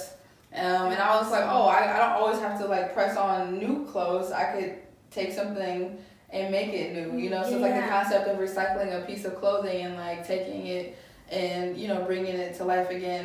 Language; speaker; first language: English; native; English